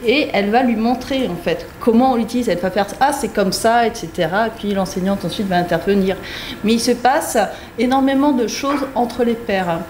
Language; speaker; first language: French; native; French